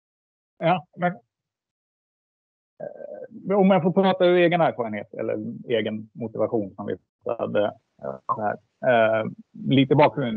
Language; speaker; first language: Swedish; native; Swedish